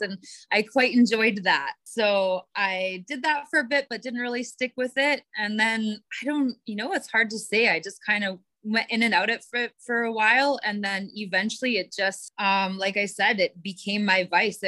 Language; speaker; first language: English; native; English